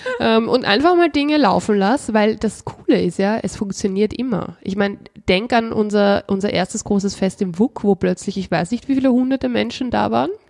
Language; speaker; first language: German; native; German